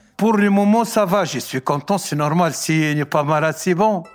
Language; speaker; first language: French; non-native, learner; Arabic